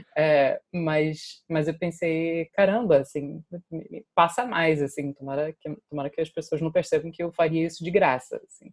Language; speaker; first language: Portuguese; non-native, fluent; English